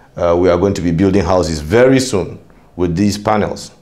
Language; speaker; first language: English; non-native, local second language; Hausa